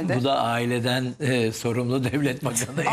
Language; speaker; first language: Turkish; native; Turkish